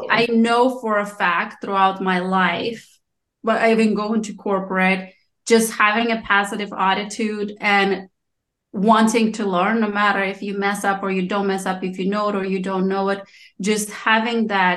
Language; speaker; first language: English; non-native, fluent; Romanian